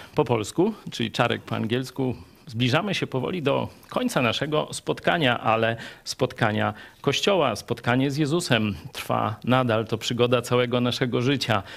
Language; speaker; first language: Polish; native; Polish